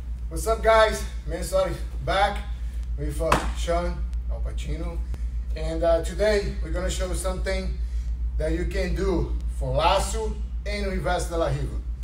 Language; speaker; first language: English; non-native, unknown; Portuguese